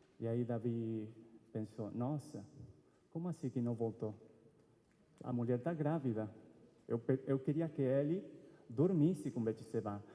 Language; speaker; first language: Portuguese; non-native, fluent; Spanish